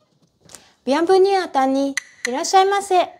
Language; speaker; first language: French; non-native, learner; Japanese